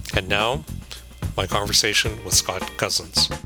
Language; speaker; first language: English; native; English